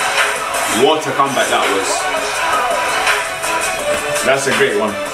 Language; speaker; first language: English; native; English